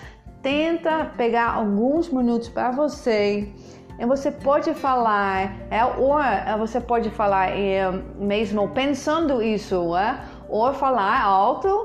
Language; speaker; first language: Portuguese; non-native, fluent; Dutch